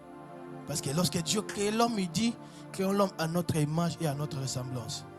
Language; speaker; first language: French; non-native, local second language; Lingala